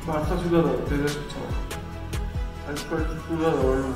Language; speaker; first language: Georgian; native; Georgian